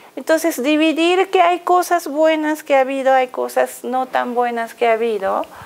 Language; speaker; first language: Spanish; non-native, fluent; Japanese